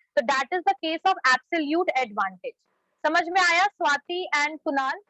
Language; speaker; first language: Hindi; native; Hindi